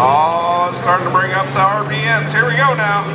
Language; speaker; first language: English; native; English